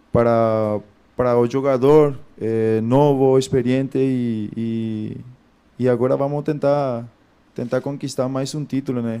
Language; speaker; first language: Portuguese; non-native, fluent; Spanish